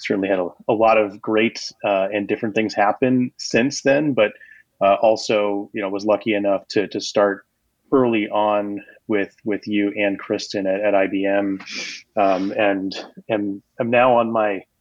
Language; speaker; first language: English; native; English